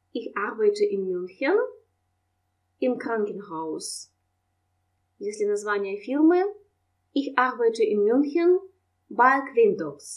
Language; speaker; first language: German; non-native, fluent; Russian